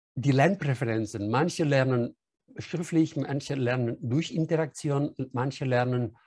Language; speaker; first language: German; non-native, fluent; Spanish